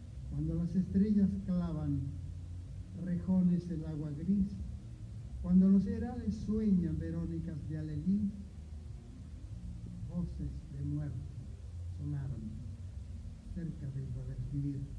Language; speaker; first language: Spanish; native; Spanish